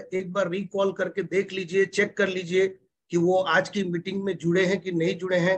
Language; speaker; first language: Hindi; native; Hindi